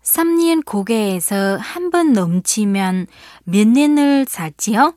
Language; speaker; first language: Korean; non-native, fluent; Vietnamese